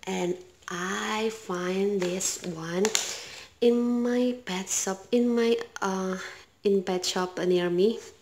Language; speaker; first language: English; non-native, learner; Indonesian